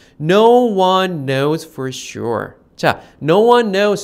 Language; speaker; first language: English; non-native, fluent; Korean